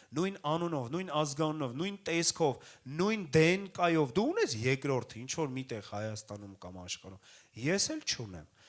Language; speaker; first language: Armenian; native; Armenian